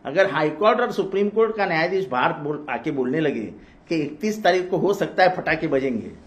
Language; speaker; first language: Hindi; non-native, local second language; Marathi